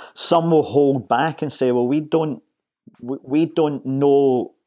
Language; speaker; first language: English; native; English